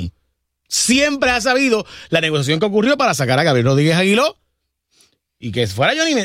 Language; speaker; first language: Spanish; native; Spanish